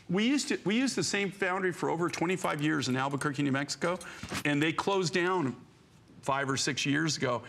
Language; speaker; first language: English; native; English